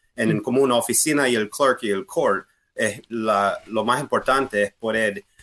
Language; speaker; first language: Spanish; early bilingual, heritage; Spanish